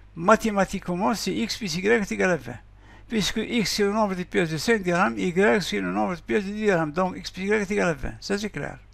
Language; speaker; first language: French; non-native, local second language; Arabic